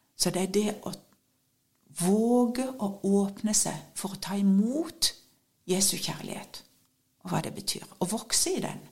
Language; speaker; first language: Norwegian; native; Norwegian